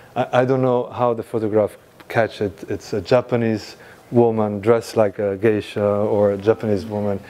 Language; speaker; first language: English; non-native, fluent; Italian